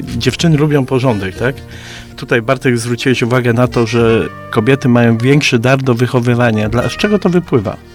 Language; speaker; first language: Polish; native; Polish